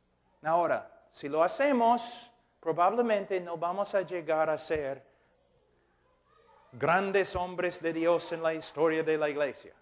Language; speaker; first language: Spanish; non-native, fluent; English